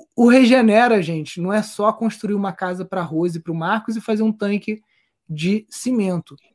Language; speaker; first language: Portuguese; native; Portuguese